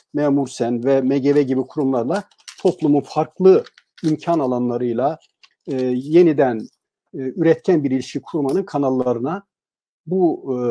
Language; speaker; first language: Turkish; native; Turkish